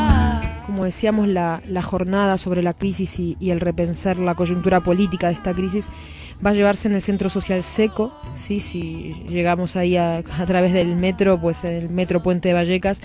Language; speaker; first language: Spanish; native; Spanish